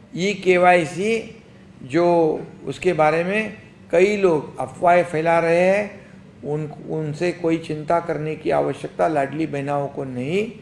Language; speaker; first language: Hindi; non-native, local second language; Marathi